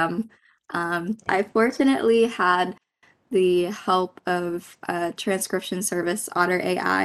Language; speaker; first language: English; non-native, local second language; Filipino